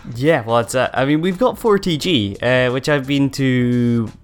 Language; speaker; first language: English; native; English